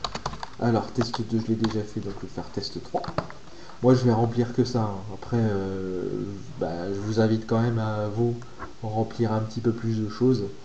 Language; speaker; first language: French; native; French